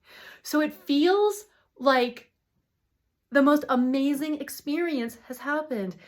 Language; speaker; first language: English; native; English